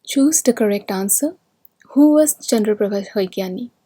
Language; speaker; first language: English; non-native, local second language; Assamese